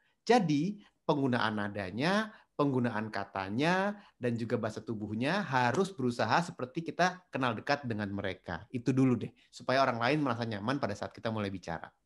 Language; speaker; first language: Indonesian; native; Indonesian